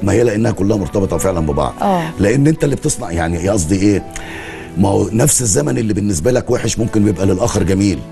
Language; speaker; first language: Arabic; native; Arabic